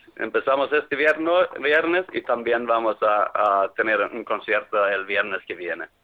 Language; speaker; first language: Spanish; non-native, fluent; Swedish